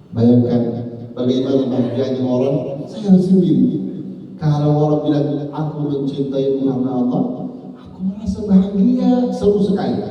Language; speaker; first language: Indonesian; non-native, learner; Arabic